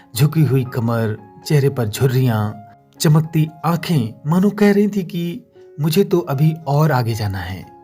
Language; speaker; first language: Hindi; native; Hindi